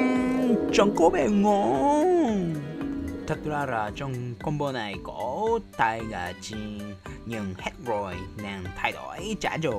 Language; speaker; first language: Vietnamese; non-native, learner; Japanese